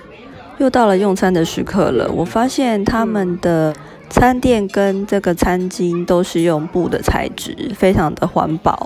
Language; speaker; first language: Chinese; native; Chinese